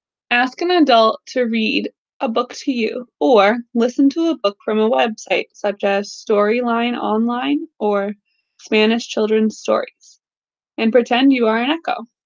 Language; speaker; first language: English; native; English